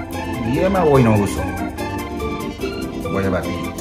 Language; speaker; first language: Spanish; non-native, learner; Japanese